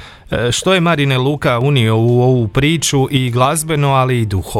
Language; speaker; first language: Croatian; native; Croatian